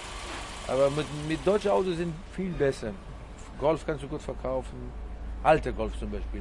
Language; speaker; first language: German; non-native, learner; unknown